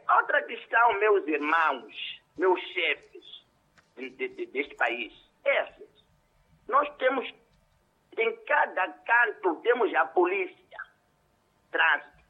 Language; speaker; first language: Portuguese; non-native, local second language; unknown